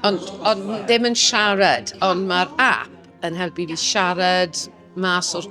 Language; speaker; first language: Welsh; non-native, local second language; English